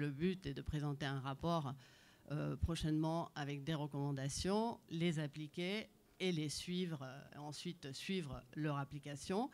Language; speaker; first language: French; native; French